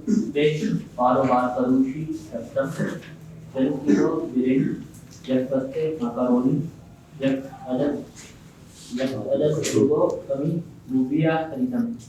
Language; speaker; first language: Persian; non-native, learner; Urdu